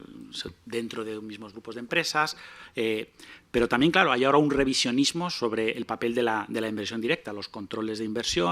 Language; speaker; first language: Spanish; native; Spanish